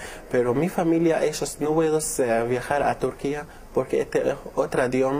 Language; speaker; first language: Spanish; non-native, learner; Arabic